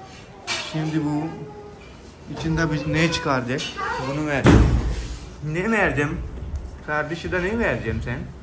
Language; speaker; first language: Turkish; non-native, learner; Urdu